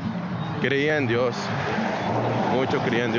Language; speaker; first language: Spanish; native; Spanish